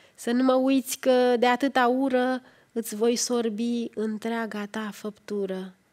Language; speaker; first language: French; non-native, fluent; Romanian